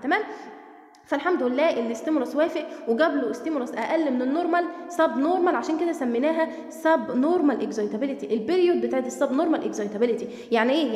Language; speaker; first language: Arabic; native; Arabic